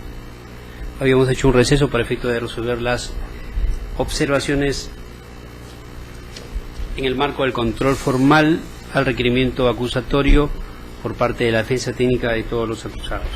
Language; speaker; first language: Spanish; native; Spanish